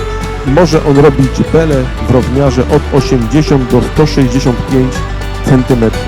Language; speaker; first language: Polish; native; Polish